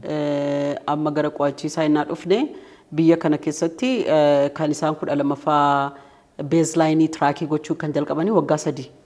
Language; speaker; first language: Oromo; native; Oromo